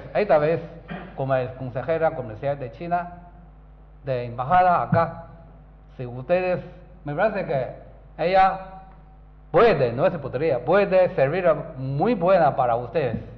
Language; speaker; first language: Spanish; non-native, learner; Chinese